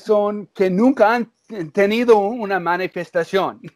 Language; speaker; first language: Spanish; early bilingual, heritage; English